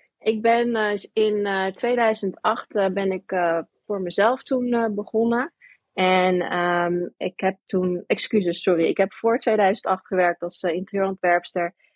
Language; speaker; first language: Dutch; early bilingual, heritage; Dutch